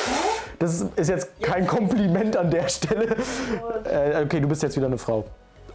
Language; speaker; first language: German; native; German